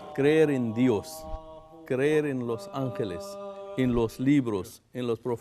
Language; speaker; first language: Spanish; non-native, fluent; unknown